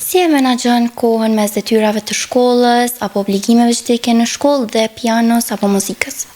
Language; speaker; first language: Albanian; native; Albanian